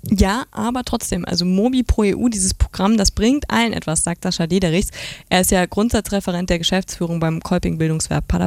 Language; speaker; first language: German; native; German